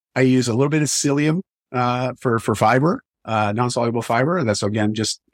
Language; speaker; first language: English; native; English